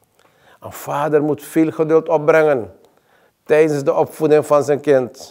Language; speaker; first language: Dutch; native; Dutch